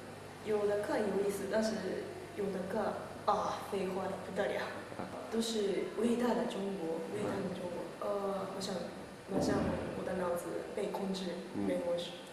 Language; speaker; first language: Chinese; non-native, learner; Japanese